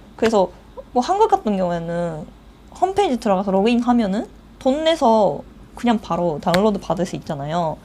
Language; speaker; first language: Korean; non-native, fluent; Japanese